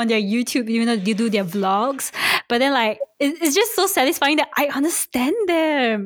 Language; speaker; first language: English; native; English